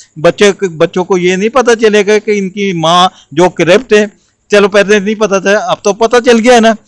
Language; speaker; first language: Urdu; non-native, local second language; Punjabi